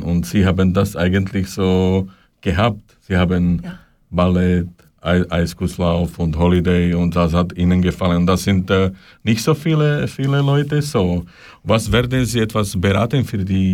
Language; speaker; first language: German; non-native, learner; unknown